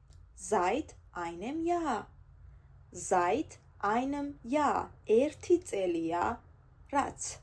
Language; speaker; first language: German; non-native, fluent; Georgian